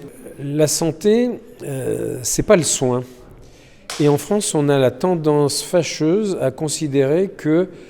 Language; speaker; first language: French; native; French